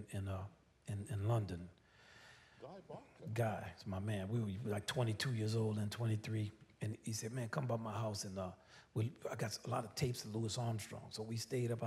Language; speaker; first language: English; native; English